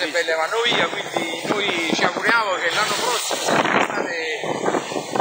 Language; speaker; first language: Italian; native; Italian